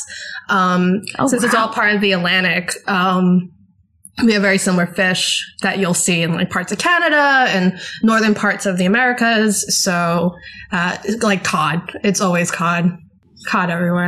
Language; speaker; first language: English; native; English